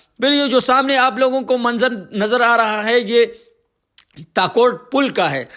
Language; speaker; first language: Urdu; non-native, local second language; Pashto